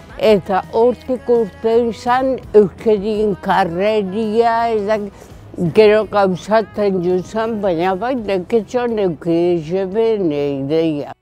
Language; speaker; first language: Basque; native; Basque